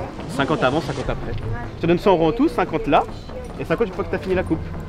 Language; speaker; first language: French; native; French